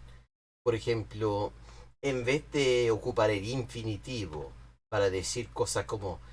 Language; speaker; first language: Spanish; non-native, fluent; English